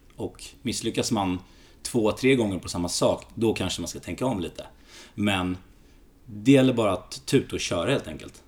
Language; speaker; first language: Swedish; early bilingual, other home language; Greek